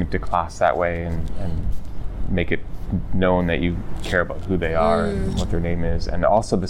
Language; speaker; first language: English; native; English